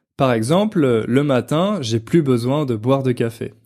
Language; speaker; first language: French; native; French